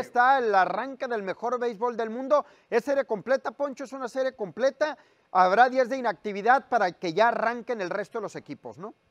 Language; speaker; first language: Spanish; native; Spanish